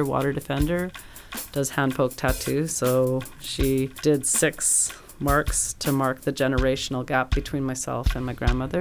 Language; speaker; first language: English; native; English